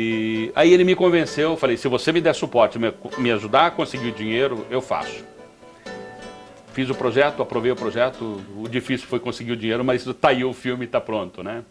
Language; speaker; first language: Portuguese; native; Portuguese